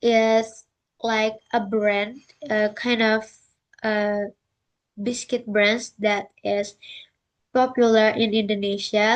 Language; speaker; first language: English; non-native, learner; Indonesian